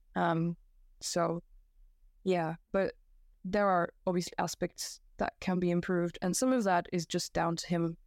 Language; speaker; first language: English; non-native, fluent; Dutch